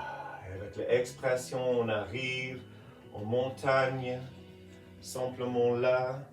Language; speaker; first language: French; non-native, fluent; English